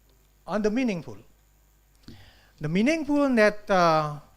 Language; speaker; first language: English; non-native, fluent; Indonesian